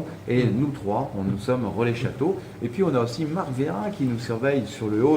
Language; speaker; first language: French; native; French